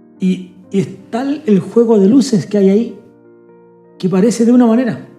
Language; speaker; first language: Spanish; native; Spanish